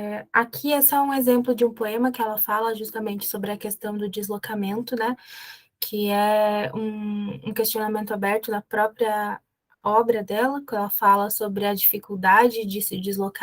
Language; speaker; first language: Portuguese; native; Portuguese